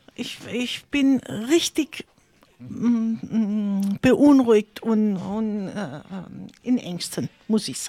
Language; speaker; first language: German; native; German